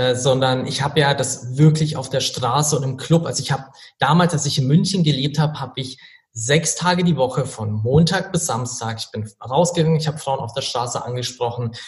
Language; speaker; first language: German; native; German